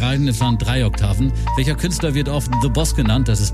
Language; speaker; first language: German; native; German